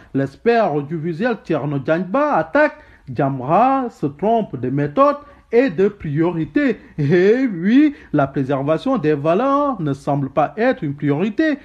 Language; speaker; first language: French; non-native, local second language; Wolof